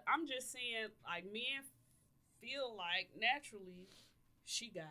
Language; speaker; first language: English; native; English